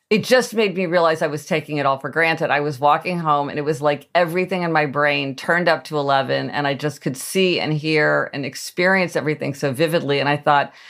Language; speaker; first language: English; native; English